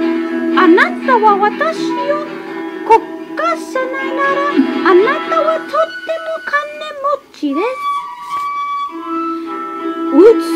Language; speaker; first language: Japanese; non-native, learner; English